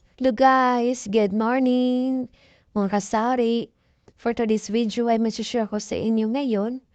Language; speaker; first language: Filipino; non-native, local second language; Cebuano